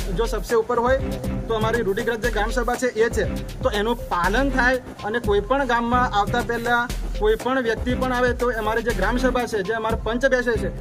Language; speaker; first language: Gujarati; non-native, local second language; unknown